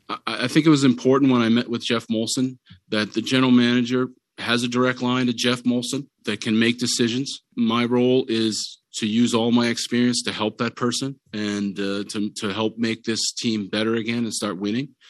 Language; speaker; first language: English; native; English